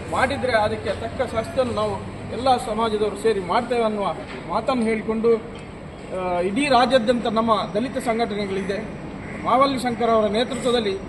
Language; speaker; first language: Kannada; non-native, local second language; Tulu